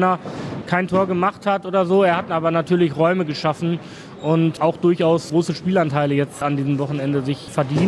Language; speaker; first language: German; native; German